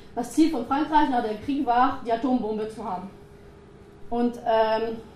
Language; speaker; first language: German; non-native, fluent; French